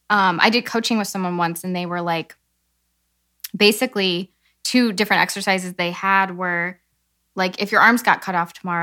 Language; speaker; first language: English; native; English